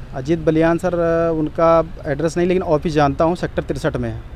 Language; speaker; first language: Hindi; native; Hindi